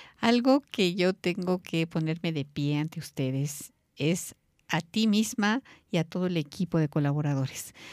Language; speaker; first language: Spanish; native; Spanish